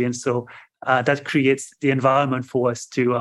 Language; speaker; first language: English; non-native, fluent; French